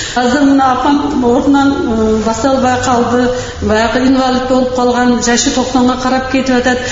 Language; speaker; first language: Kyrgyz; non-native, local second language; Karachay-Balkar